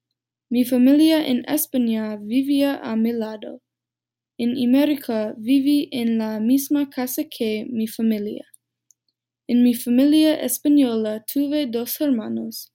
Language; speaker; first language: Spanish; non-native, learner; English